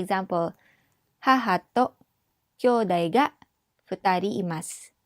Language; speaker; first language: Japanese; non-native, fluent; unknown